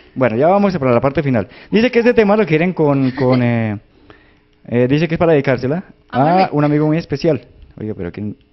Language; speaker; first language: Spanish; native; Spanish